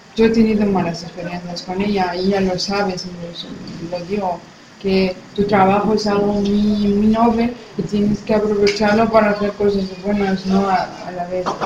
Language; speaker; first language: Spanish; non-native, fluent; Arabic